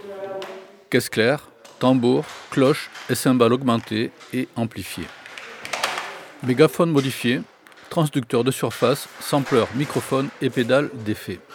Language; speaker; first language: French; native; French